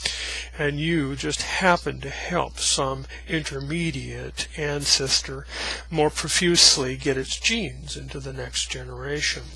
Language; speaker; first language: English; native; English